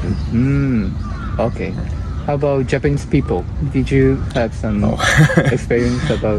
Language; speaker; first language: English; non-native, learner; Japanese